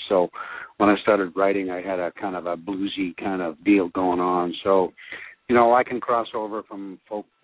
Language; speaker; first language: English; early bilingual, other home language; French